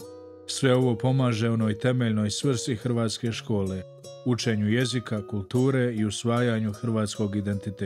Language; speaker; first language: Croatian; native; Croatian